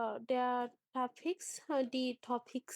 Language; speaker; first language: German; non-native, learner; Hindi